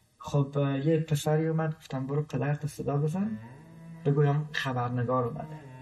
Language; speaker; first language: Persian; native; Persian